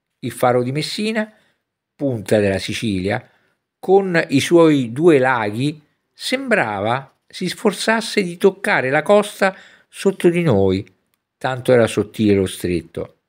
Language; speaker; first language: Italian; native; Italian